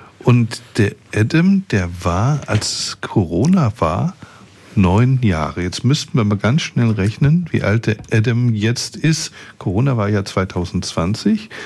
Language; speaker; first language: German; native; German